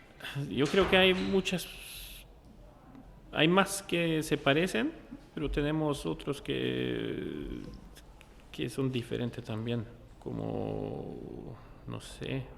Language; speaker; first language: Spanish; non-native, fluent; Norwegian